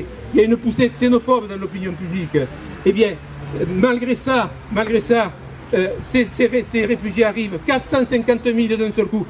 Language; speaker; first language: French; native; French